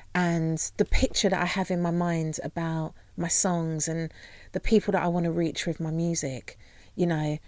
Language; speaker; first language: English; native; English